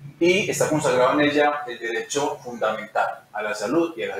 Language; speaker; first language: Spanish; native; Spanish